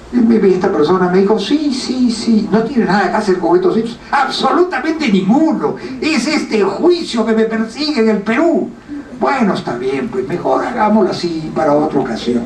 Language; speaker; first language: Spanish; native; Spanish